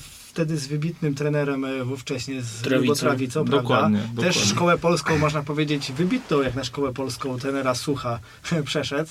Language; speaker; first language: Polish; native; Polish